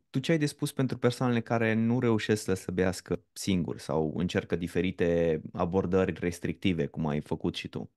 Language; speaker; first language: Romanian; non-native, local second language; Hungarian